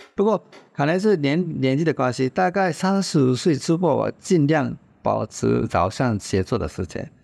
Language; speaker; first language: Chinese; non-native, fluent; Japanese